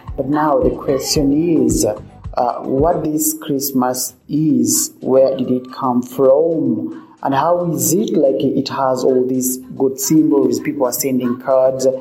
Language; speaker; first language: English; non-native, local second language; Swahili